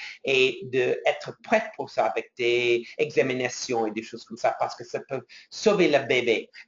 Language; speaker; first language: French; non-native, fluent; English